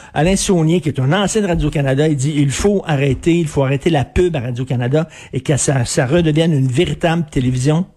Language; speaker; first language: French; native; French